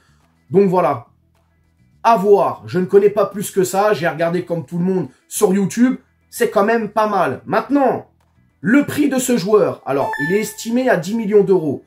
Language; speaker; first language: French; native; French